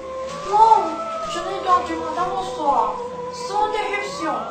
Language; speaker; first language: French; non-native, learner; Chinese